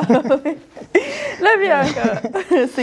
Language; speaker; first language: French; non-native, local second language; Arabic